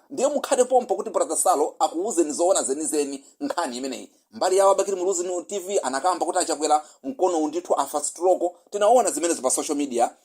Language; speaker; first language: Nyanja; non-native, local second language; Yao